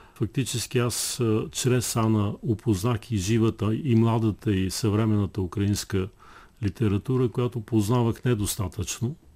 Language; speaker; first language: Bulgarian; native; Bulgarian